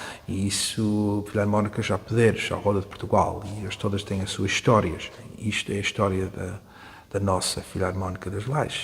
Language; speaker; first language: Portuguese; early bilingual, heritage; Portuguese